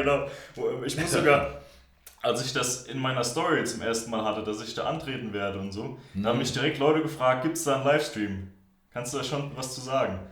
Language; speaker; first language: German; native; German